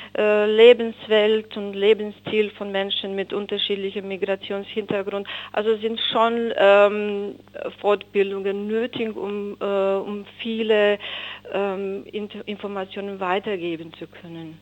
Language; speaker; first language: German; non-native, fluent; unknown